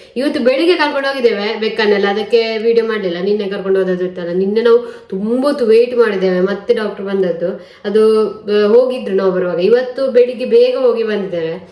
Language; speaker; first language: Kannada; native; Kannada